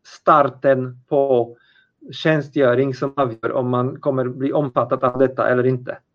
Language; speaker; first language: Swedish; non-native, fluent; Polish